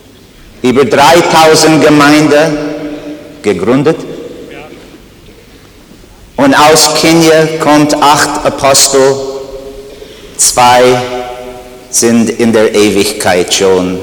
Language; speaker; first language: German; non-native, learner; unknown